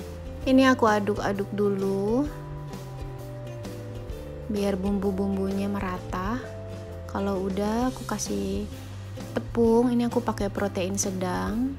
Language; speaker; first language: Indonesian; native; Indonesian